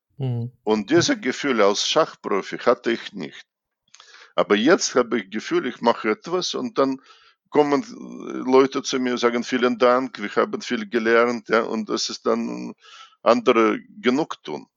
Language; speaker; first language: German; non-native, fluent; Russian